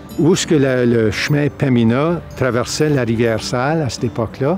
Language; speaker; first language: French; native; French